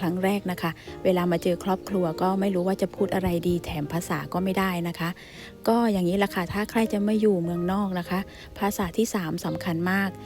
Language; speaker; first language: Thai; native; Thai